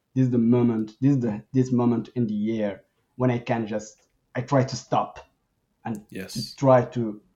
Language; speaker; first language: English; non-native, fluent; Arabic